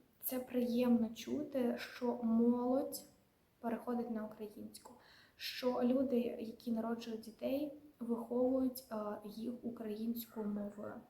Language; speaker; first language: Ukrainian; non-native, local second language; Russian